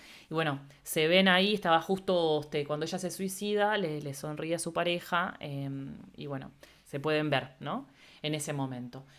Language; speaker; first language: Spanish; native; Spanish